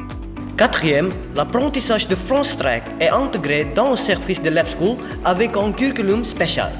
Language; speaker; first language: French; non-native, learner; Indonesian